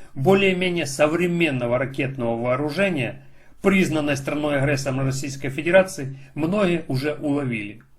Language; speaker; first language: Russian; non-native, local second language; Ukrainian